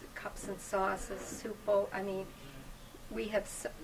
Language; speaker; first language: English; native; English